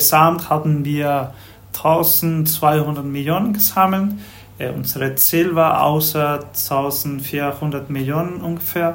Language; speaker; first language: German; non-native, fluent; Spanish